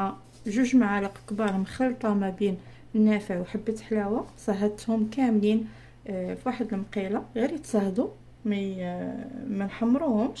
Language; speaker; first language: Arabic; native; Arabic